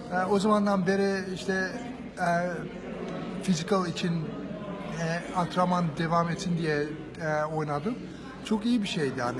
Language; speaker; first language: Turkish; early bilingual, heritage; Turkish